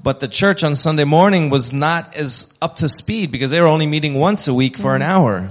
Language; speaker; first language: English; native; English